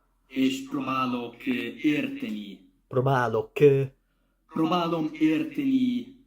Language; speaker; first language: Hungarian; non-native, learner; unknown